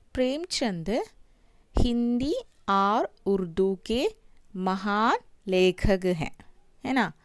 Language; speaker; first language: Hindi; non-native, local second language; Malayalam